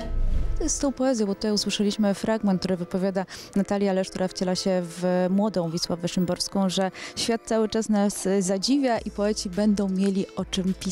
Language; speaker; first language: Polish; native; Polish